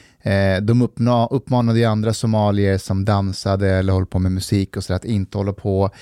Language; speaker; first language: Swedish; early bilingual, other home language; Persian